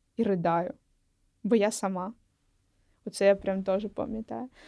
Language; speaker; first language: Ukrainian; non-native, local second language; Russian